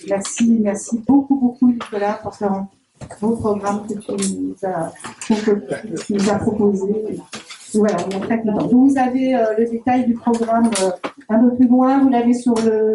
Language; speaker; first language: French; native; French